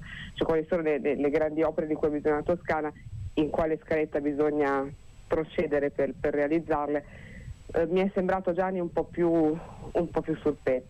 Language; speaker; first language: Italian; native; Italian